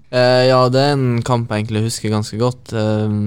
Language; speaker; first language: Norwegian; native; Norwegian